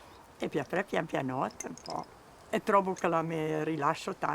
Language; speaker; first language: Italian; non-native, local second language; Occitan